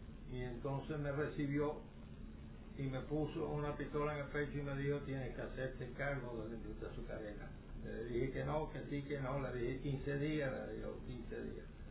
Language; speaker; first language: Spanish; native; Spanish